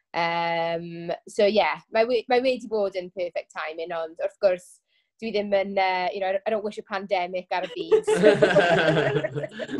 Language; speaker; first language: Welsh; non-native, local second language; English